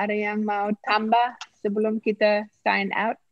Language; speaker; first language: Indonesian; non-native, fluent; English